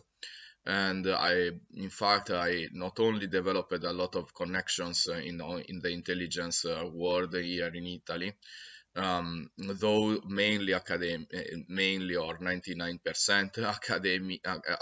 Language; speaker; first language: English; non-native, fluent; Italian